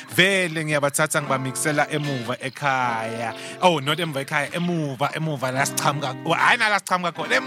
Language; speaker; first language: English; non-native, local second language; Swati